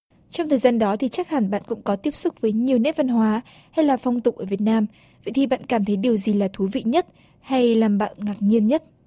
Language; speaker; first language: Vietnamese; native; Vietnamese